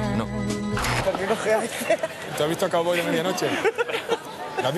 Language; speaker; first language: Spanish; native; Spanish